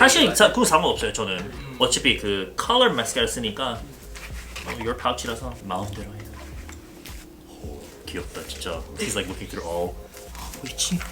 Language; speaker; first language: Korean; early bilingual, heritage; Korean